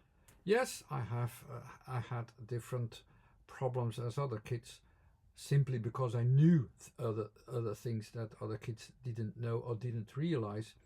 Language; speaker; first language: English; non-native, fluent; Dutch